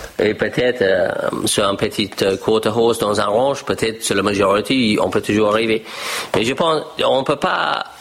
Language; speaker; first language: French; non-native, fluent; English